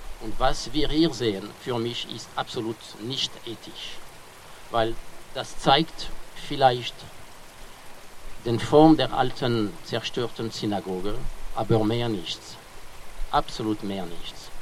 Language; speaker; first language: German; non-native, fluent; French